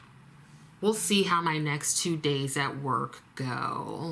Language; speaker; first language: English; native; English